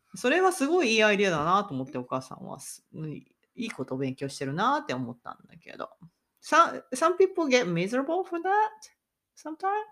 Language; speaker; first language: Japanese; native; Japanese